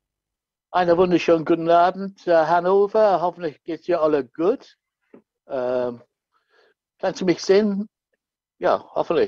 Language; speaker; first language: German; non-native, learner; English